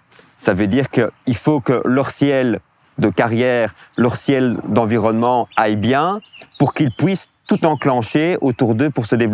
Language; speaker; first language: French; native; French